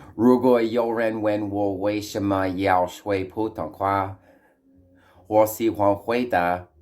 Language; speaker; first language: Chinese; non-native, learner; English